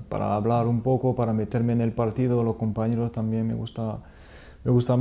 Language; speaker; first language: Spanish; non-native, fluent; French